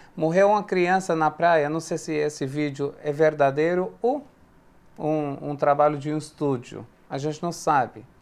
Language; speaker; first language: Portuguese; non-native, fluent; Arabic